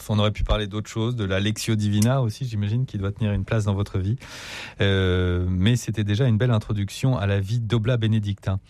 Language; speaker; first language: French; native; French